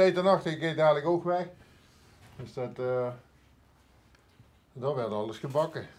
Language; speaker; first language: Dutch; native; Dutch